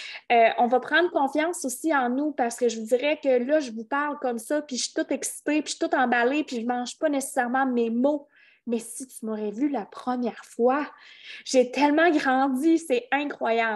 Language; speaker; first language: French; native; French